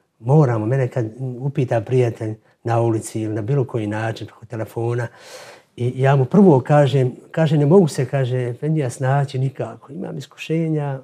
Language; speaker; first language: Bosnian; native; Bosnian